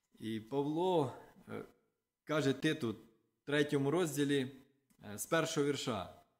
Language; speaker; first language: Ukrainian; non-native, local second language; Russian